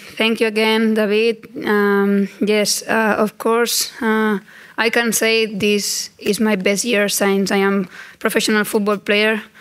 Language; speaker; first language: English; non-native, learner; Spanish